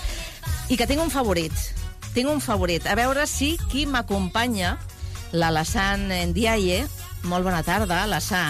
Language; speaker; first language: Catalan; native; Catalan